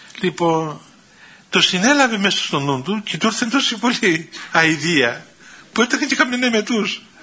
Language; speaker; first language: Greek; native; Greek